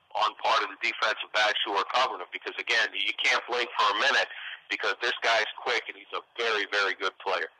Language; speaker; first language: English; native; English